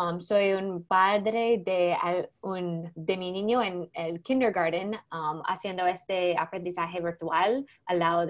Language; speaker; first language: Spanish; non-native, learner; English